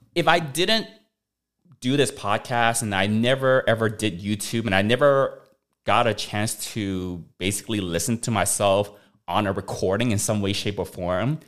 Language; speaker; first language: English; early bilingual, other home language; Cantonese